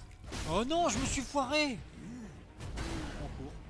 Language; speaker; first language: French; native; French